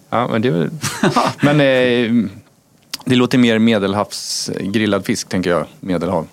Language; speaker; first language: Swedish; native; Swedish